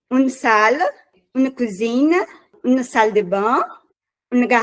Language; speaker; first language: French; non-native, learner; Portuguese